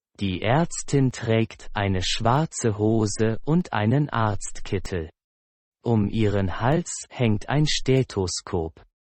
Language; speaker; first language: German; non-native, fluent; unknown